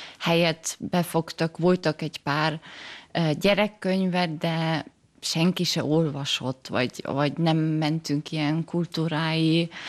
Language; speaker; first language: Hungarian; early bilingual, heritage; German